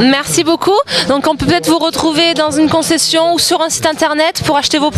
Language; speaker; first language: French; native; French